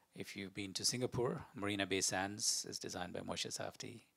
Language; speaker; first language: English; non-native, local second language; Malayalam